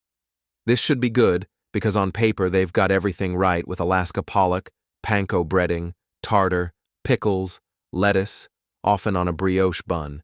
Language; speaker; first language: English; native; English